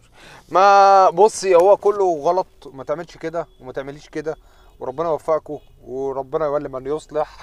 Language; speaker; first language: Arabic; native; Arabic